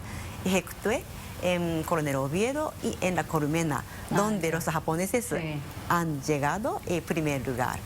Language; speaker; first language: Spanish; non-native, fluent; Japanese